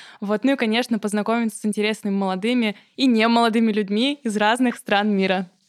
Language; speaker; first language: Russian; native; Russian